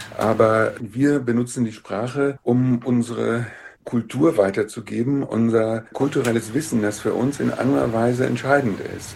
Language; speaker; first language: German; native; German